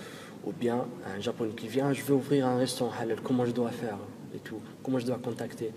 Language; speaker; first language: French; non-native, local second language; Arabic